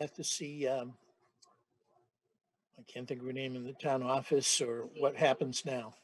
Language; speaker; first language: English; native; English